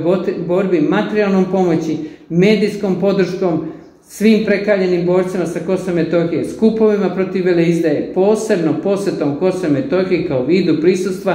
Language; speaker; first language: Serbian; native; Serbian